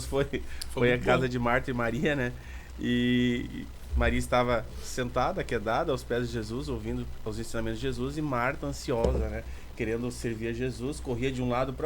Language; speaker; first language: Portuguese; native; Portuguese